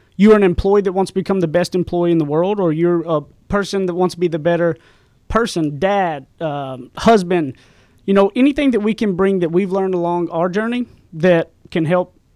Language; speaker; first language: English; native; English